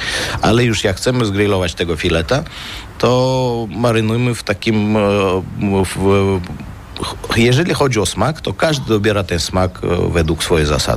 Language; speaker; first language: Polish; non-native, fluent; Armenian